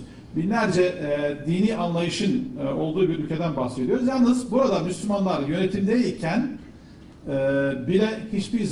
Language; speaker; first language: Turkish; native; Turkish